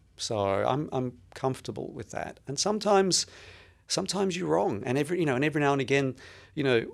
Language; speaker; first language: English; native; English